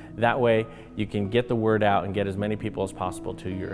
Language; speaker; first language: English; native; English